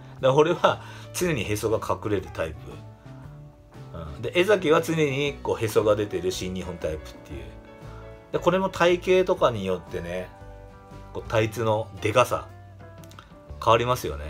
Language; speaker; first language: Japanese; native; Japanese